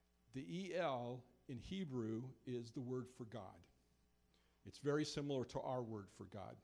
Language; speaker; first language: English; native; English